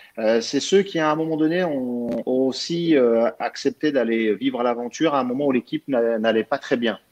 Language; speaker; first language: French; early bilingual, other home language; Arabic